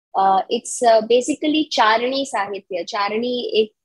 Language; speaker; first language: English; non-native, local second language; Gujarati